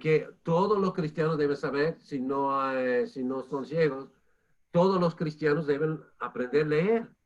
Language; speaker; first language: Spanish; non-native, fluent; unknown